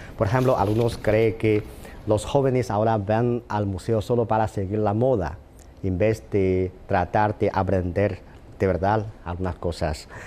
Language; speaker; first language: Spanish; non-native, fluent; Chinese